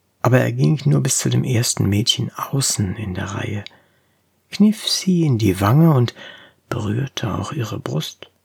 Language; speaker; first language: German; native; German